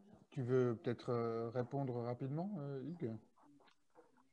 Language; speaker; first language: French; native; French